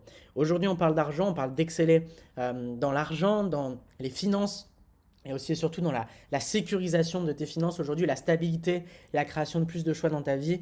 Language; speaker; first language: French; native; French